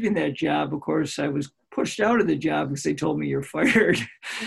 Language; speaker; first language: English; native; English